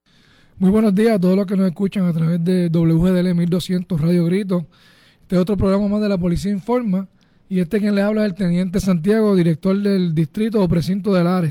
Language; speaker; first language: Spanish; native; Spanish